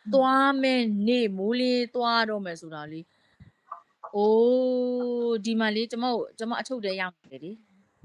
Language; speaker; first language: Burmese; native; Burmese